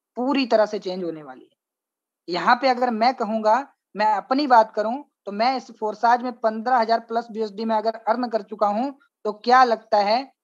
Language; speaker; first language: Hindi; native; Hindi